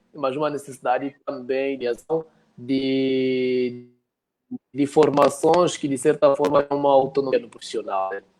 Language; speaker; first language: Portuguese; native; Portuguese